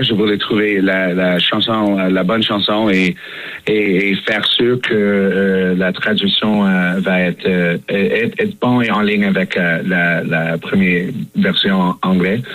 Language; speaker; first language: French; non-native, fluent; English